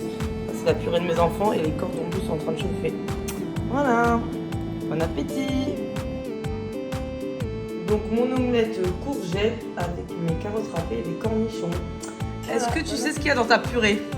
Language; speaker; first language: French; native; French